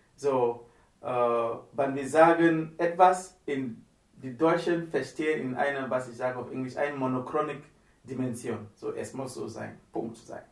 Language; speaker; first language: German; non-native, learner; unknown